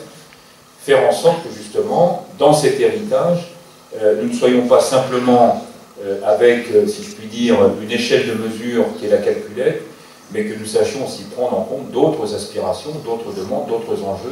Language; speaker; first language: French; native; French